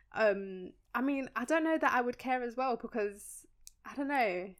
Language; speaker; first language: English; early bilingual, other home language; Spanish